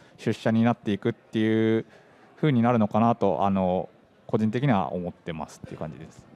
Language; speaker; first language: Japanese; native; Japanese